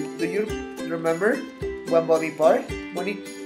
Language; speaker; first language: English; non-native, fluent; Spanish